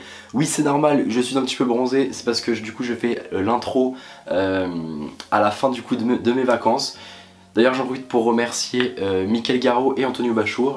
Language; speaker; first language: French; native; French